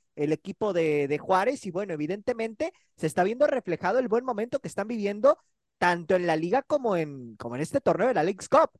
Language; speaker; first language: Spanish; native; Spanish